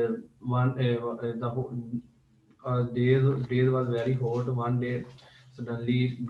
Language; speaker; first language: English; non-native, learner; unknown